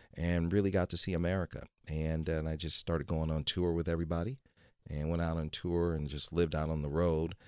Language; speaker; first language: English; native; English